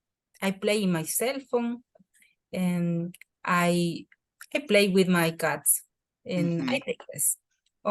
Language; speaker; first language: English; non-native, learner; Spanish